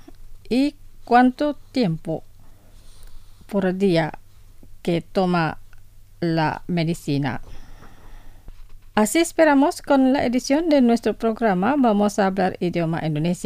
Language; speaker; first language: Spanish; non-native, fluent; Indonesian